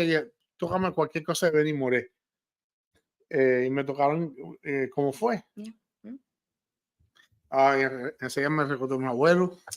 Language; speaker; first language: Spanish; early bilingual, heritage; Spanish